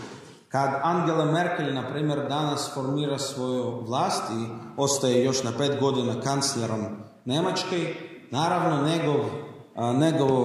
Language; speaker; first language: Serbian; non-native, learner; Russian